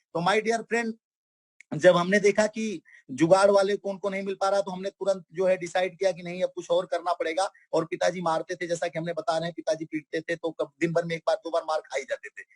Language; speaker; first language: Hindi; non-native, local second language; Bhojpuri